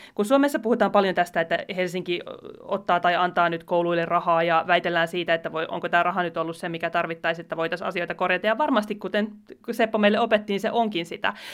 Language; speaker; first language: Finnish; native; Finnish